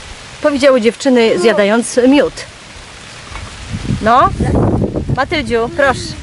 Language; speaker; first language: Polish; native; Polish